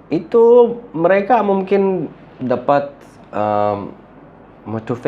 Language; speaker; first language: Indonesian; non-native, fluent; Arabic